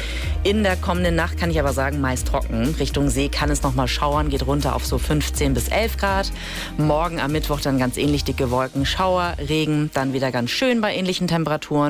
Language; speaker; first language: German; native; German